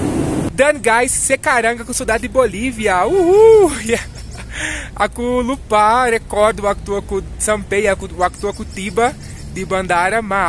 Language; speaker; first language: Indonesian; non-native, fluent; Portuguese